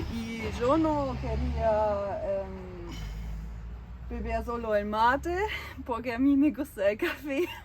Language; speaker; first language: Spanish; non-native, fluent; German